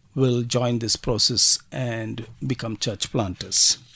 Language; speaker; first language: English; non-native, local second language; Tamil